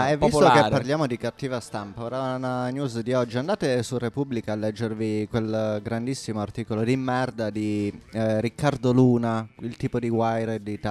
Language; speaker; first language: Italian; native; Italian